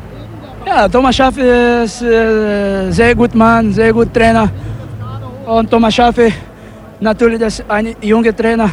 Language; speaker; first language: German; non-native, learner; Portuguese